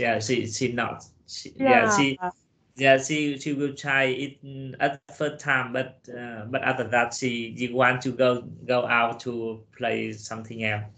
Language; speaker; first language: English; non-native, learner; Vietnamese